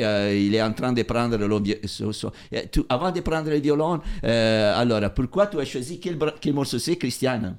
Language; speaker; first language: French; non-native, fluent; Italian